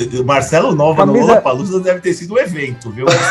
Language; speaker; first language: Portuguese; native; Portuguese